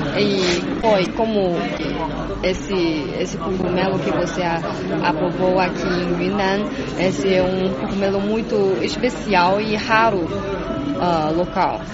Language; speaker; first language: Portuguese; non-native, learner; Chinese